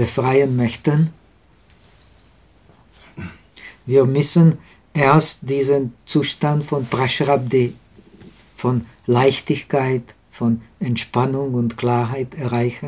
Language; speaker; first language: German; non-native, fluent; Czech